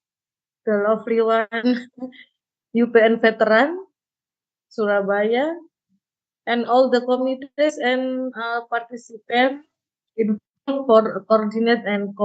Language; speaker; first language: English; non-native, learner; Indonesian